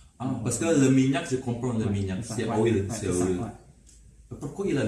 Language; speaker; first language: French; non-native, learner; Indonesian